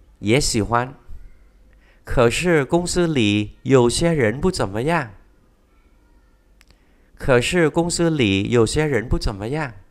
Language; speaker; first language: Chinese; non-native, fluent; Vietnamese